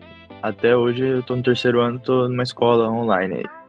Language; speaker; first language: Portuguese; native; Portuguese